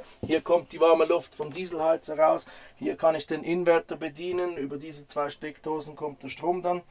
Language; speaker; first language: German; native; German